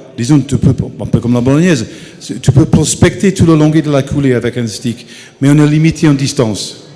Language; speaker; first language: French; non-native, fluent; English